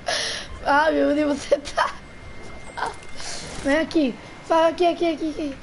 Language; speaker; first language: Portuguese; non-native, fluent; Italian